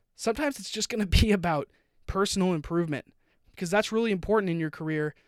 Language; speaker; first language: English; native; English